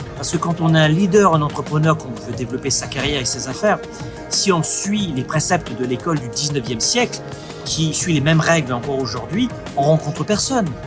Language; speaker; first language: French; native; French